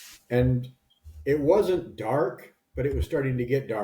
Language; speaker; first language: English; native; English